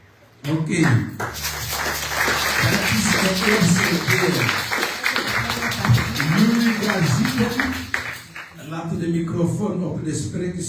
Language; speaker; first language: Dutch; non-native, learner; French